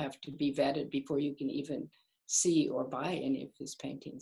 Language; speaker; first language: English; native; English